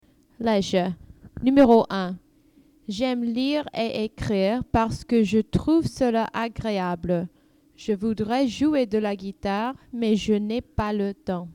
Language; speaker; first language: French; non-native, learner; English